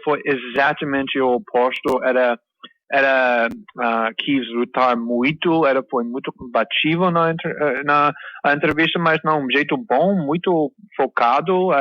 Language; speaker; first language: Portuguese; non-native, fluent; English